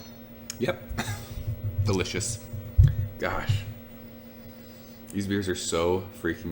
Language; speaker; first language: English; native; English